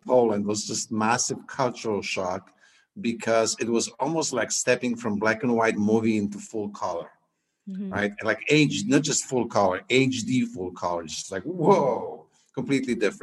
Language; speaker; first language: English; non-native, fluent; Polish